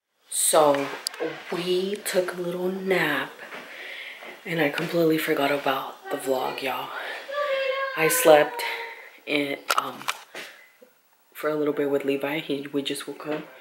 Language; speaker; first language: English; early bilingual, other home language; Spanish